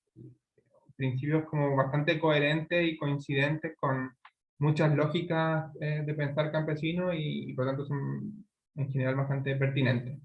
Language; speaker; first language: Spanish; native; Spanish